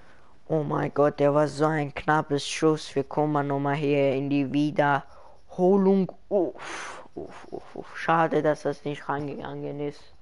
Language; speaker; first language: German; early bilingual, other home language; Persian